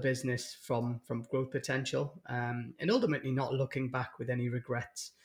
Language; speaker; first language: English; native; English